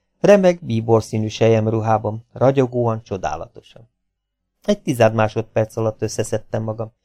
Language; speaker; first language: Hungarian; native; Hungarian